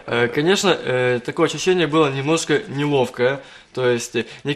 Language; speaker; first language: Russian; native; Russian